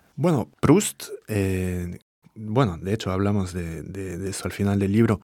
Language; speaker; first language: Spanish; non-native, fluent; French